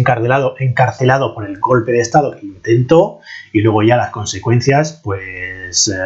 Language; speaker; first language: Spanish; native; Spanish